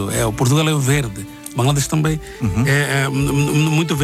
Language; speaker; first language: Portuguese; non-native, learner; Bangla